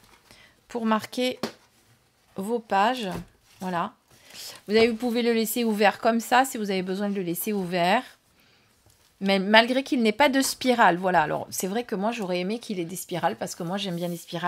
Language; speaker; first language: French; native; French